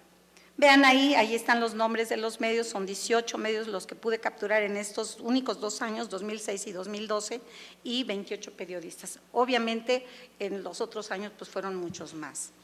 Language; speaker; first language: Spanish; native; Spanish